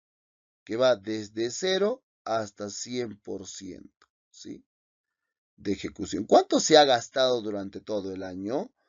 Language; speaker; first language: Spanish; native; Spanish